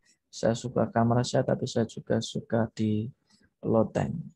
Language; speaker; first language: English; non-native, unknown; Indonesian